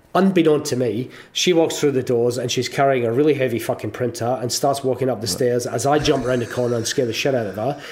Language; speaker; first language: English; native; English